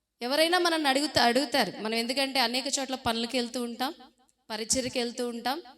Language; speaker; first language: Telugu; non-native, fluent; Hindi